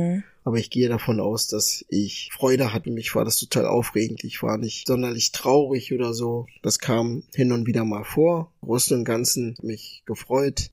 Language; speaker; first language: German; early bilingual, other home language; Ga